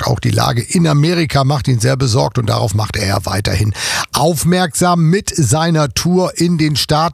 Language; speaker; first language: German; native; German